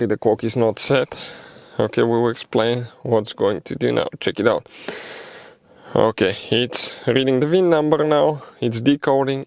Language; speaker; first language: English; non-native, fluent; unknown